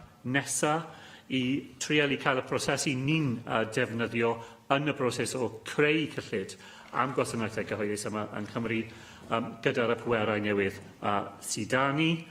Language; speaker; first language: Welsh; non-native, local second language; English